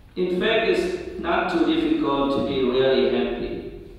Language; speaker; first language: English; non-native, fluent; Vietnamese